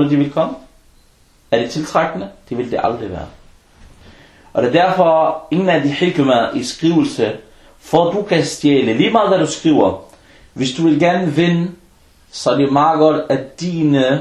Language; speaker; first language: Danish; early bilingual, other home language; Arabic